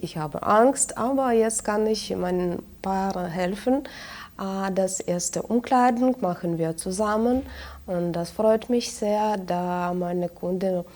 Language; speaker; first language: German; non-native, fluent; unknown